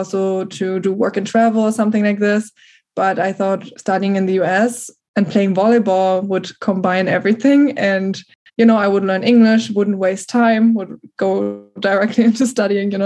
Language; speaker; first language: English; non-native, fluent; German